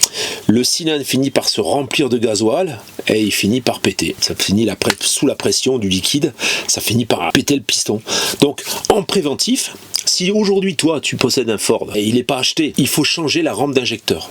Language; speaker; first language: French; native; French